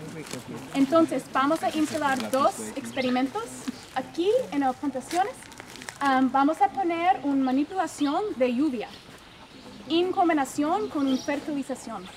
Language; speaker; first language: Spanish; non-native, fluent; English